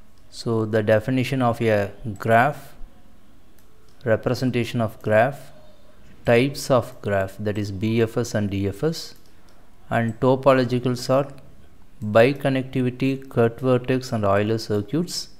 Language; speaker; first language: English; non-native, local second language; Tamil